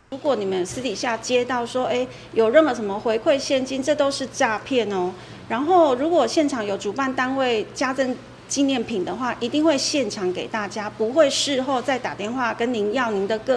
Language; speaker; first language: Chinese; native; Chinese